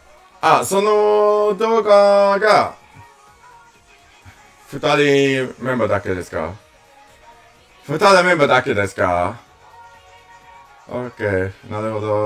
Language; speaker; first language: Japanese; non-native, learner; English